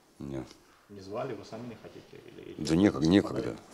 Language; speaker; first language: Russian; native; Russian